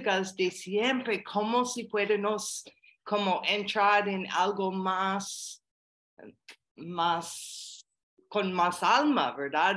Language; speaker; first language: Spanish; non-native, learner; English